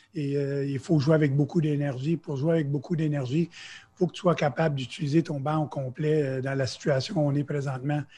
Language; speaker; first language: French; native; French